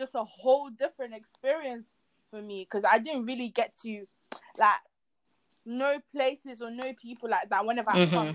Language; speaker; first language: English; non-native, local second language; Yoruba